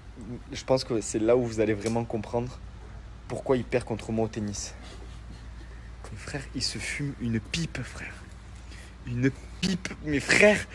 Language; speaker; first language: French; native; French